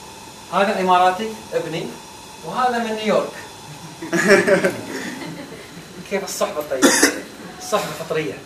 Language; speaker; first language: Arabic; native; Arabic